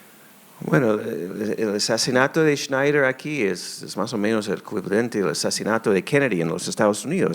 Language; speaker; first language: Spanish; non-native, fluent; English